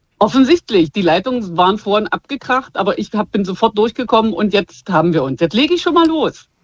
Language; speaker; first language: German; native; German